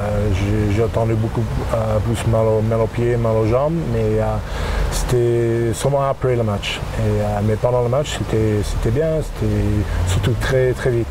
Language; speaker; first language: French; non-native, learner; English